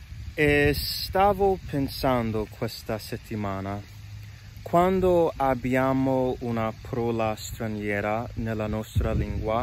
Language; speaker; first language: Italian; non-native, learner; English